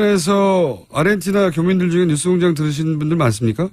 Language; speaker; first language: Korean; native; Korean